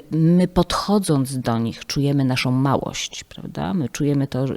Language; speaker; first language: Polish; native; Polish